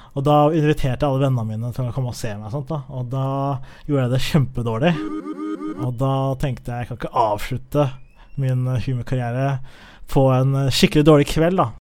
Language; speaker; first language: Norwegian; early bilingual, other home language; Somali